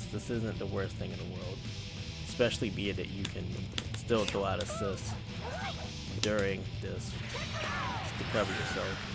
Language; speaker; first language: English; native; English